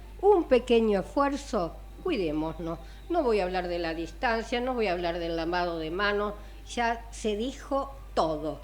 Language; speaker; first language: Spanish; native; Spanish